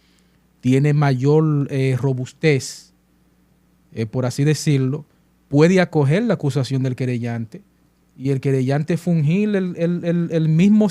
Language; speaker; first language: Spanish; native; Spanish